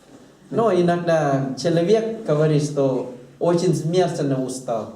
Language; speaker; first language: Russian; non-native, learner; Thai